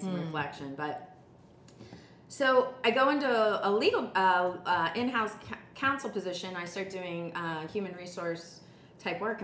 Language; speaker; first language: English; native; English